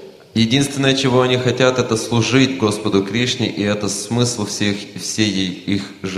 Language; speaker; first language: Russian; native; Russian